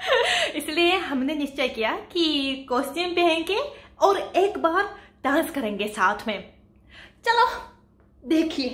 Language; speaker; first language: Hindi; non-native, fluent; Japanese